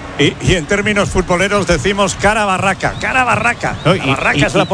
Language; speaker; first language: Spanish; native; Spanish